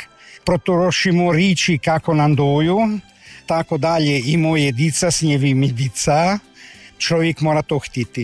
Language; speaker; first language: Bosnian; early bilingual, heritage; Croatian